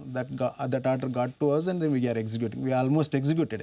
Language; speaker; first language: English; non-native, local second language; Telugu